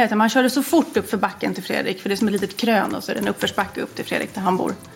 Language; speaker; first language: Swedish; native; Swedish